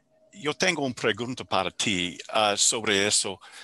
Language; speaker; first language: Spanish; non-native, learner; English